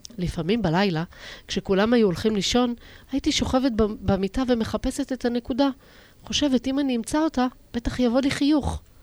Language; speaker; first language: Hebrew; native; Hebrew